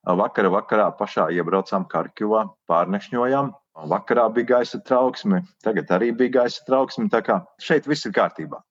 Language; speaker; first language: Latvian; native; Latvian